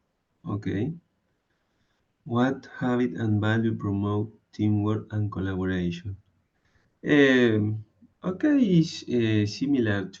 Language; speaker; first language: English; non-native, learner; Spanish